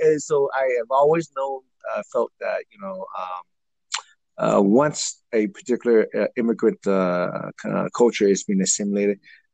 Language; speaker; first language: English; early bilingual, other home language; Vietnamese